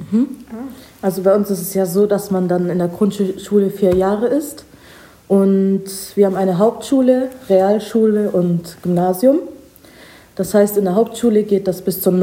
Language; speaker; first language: German; native; German